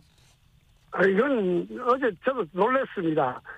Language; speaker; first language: Korean; native; Korean